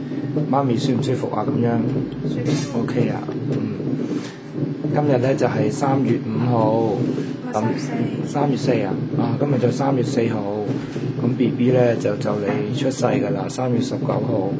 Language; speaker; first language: Cantonese; native; Cantonese